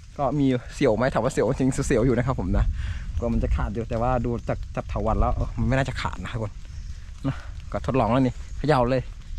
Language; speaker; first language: Thai; non-native, local second language; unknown